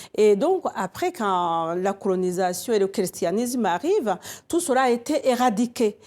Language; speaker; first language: French; non-native, local second language; Kinyarwanda